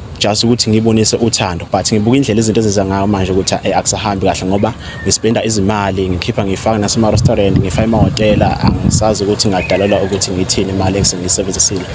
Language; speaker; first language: Zulu; native; Zulu